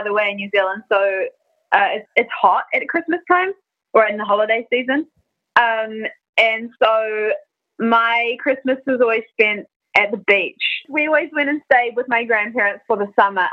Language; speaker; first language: English; native; English